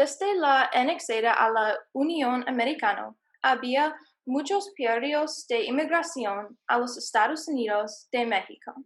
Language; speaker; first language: Spanish; non-native, learner; English